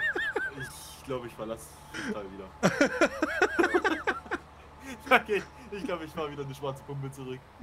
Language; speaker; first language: German; native; German